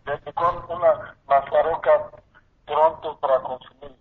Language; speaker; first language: Spanish; non-native, learner; Portuguese